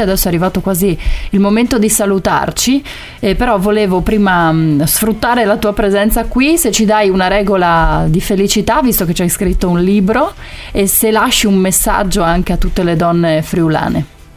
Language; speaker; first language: Italian; native; Italian